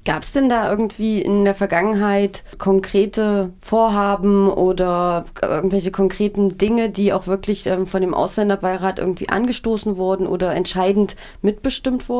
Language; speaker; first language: German; native; German